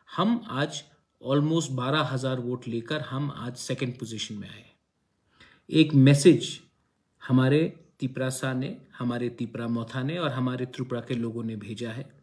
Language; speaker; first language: Hindi; non-native, local second language; Kok Borok